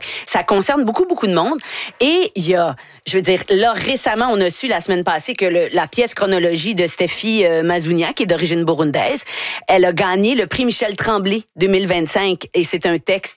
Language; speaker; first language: French; native; French